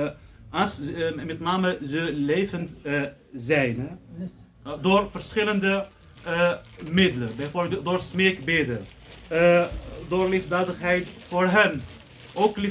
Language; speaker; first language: Dutch; non-native, fluent; Arabic